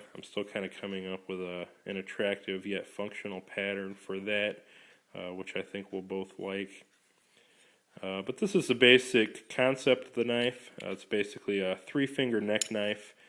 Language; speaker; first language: English; native; English